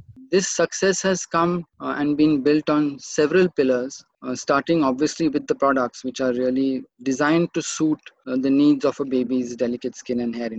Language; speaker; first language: English; non-native, local second language; Marathi